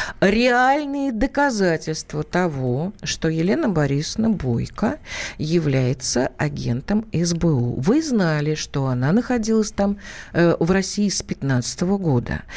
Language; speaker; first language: Russian; native; Russian